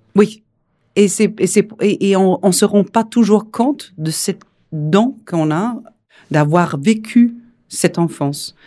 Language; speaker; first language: French; non-native, fluent; Danish